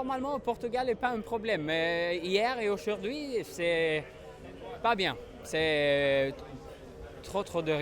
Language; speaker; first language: French; non-native, learner; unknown